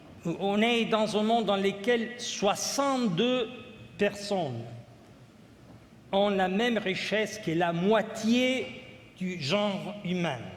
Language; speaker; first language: French; non-native, fluent; Italian